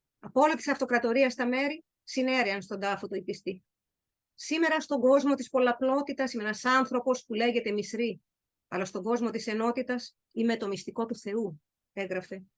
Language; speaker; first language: Greek; native; Greek